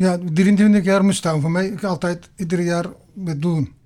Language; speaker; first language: Dutch; non-native, learner; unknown